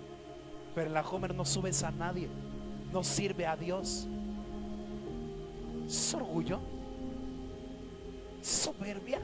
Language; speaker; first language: Spanish; native; Spanish